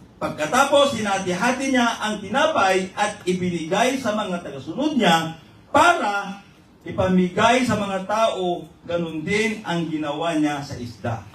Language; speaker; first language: Filipino; non-native, local second language; Iloko